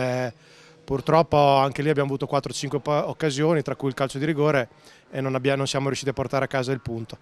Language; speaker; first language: Italian; native; Italian